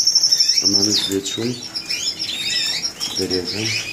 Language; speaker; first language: German; non-native, learner; Kurdish